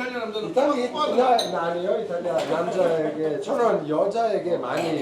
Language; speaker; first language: Korean; non-native, learner; Italian